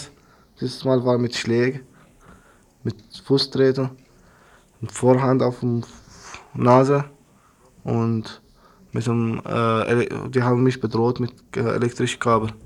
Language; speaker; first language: German; non-native, learner; Arabic